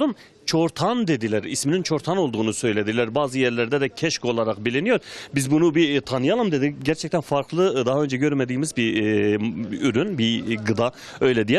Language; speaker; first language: Turkish; native; Turkish